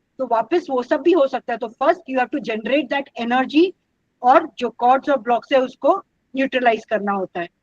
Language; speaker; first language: Hindi; non-native, local second language; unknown